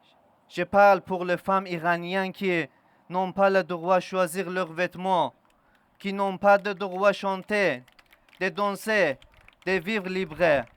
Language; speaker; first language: French; non-native, learner; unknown